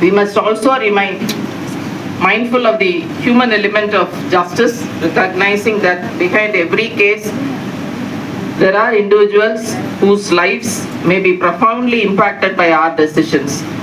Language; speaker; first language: English; non-native, local second language; Tamil